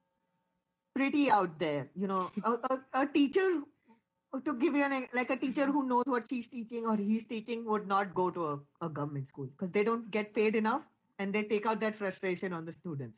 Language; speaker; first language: English; non-native, local second language; Hindi